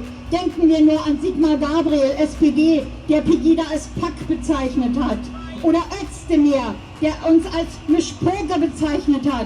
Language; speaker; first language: German; native; German